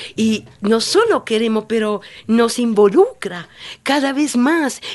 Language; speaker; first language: Spanish; non-native, fluent; Italian